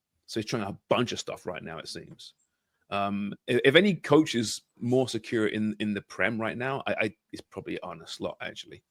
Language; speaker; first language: English; native; English